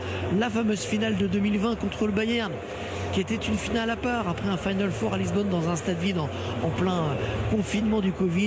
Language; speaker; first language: French; native; French